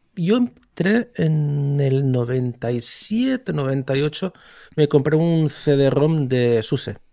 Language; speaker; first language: Spanish; native; Spanish